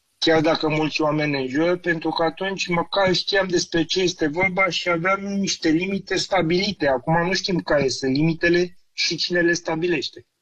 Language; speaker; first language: Romanian; native; Romanian